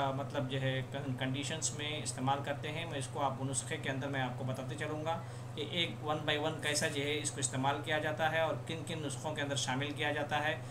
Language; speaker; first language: Urdu; native; Urdu